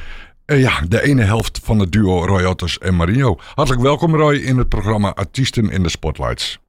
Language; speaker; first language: Dutch; native; Dutch